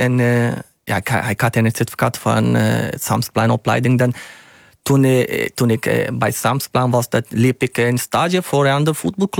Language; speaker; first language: Dutch; non-native, learner; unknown